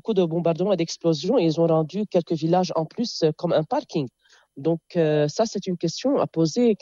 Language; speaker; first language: French; non-native, local second language; Arabic